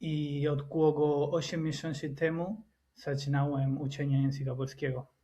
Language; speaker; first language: Polish; non-native, learner; Spanish